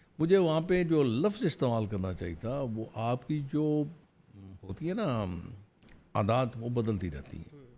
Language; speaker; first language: Urdu; non-native, local second language; Punjabi